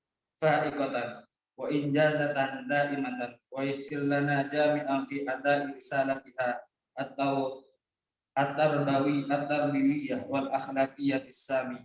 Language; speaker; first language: Arabic; non-native, learner; Indonesian